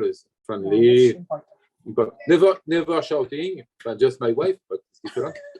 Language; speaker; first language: English; non-native, learner; French